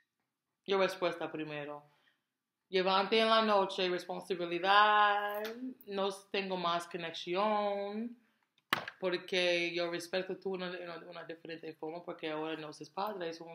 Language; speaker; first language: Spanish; non-native, learner; English